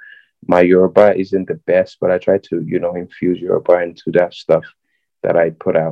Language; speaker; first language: English; non-native, local second language; Yoruba